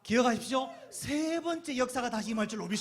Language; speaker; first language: Korean; native; Korean